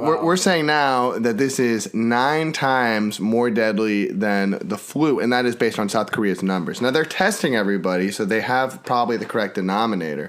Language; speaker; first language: English; native; English